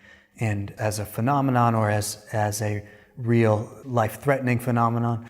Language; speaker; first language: English; native; English